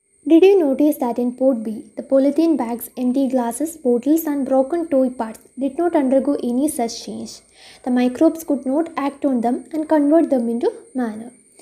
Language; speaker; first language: English; non-native, local second language; Malayalam